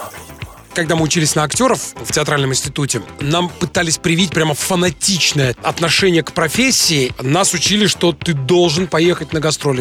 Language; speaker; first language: Russian; native; Russian